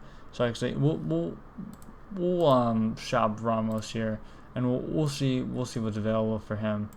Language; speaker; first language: English; native; English